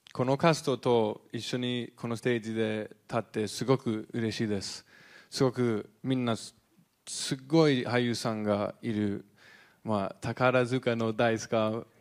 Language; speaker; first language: Japanese; non-native, learner; English